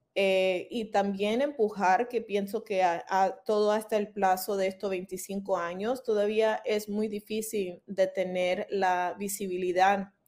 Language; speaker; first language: Spanish; early bilingual, heritage; Spanish